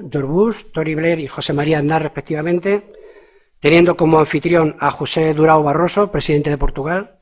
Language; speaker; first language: Spanish; native; Spanish